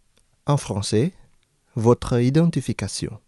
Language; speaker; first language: French; non-native, fluent; Indonesian